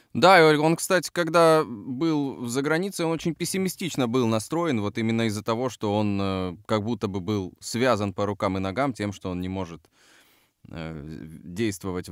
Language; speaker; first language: Russian; native; Russian